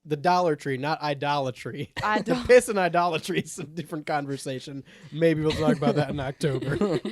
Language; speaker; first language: English; native; English